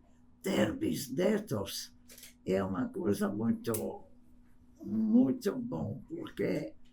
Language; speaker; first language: Portuguese; non-native, fluent; English